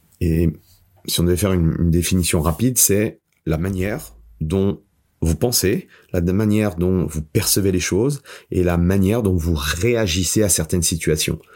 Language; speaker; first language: French; native; French